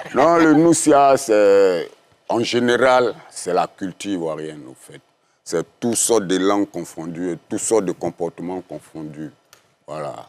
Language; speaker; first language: French; native; French